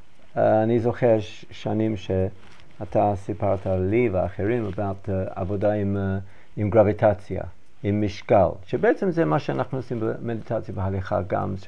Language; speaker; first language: Hebrew; non-native, learner; English